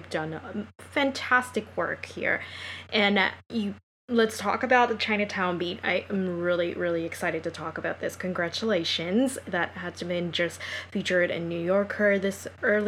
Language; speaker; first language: English; non-native, fluent; Japanese